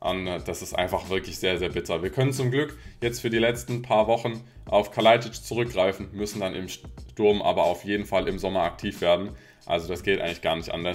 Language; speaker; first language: German; native; German